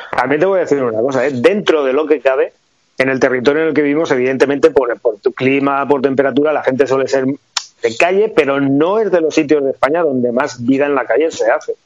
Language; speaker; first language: Spanish; native; Spanish